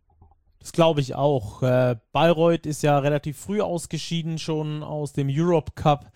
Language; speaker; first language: German; native; German